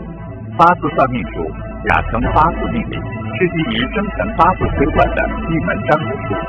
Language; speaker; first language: Chinese; native; Chinese